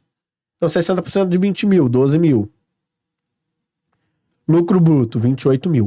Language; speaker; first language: Portuguese; native; Portuguese